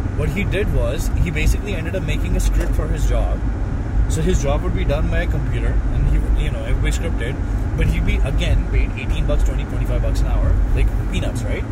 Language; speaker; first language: English; non-native, local second language; Hindi